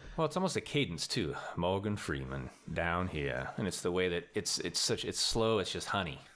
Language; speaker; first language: English; native; English